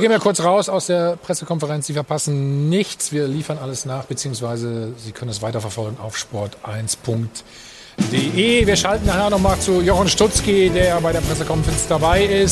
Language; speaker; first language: German; native; German